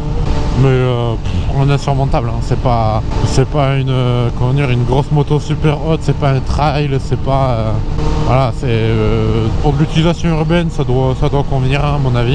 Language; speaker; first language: French; native; French